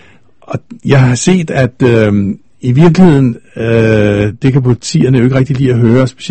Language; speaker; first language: Danish; native; Danish